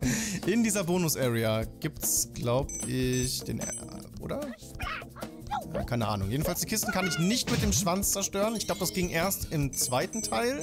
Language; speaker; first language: German; native; German